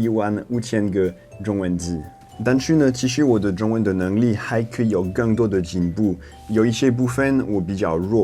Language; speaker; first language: Chinese; non-native, fluent; French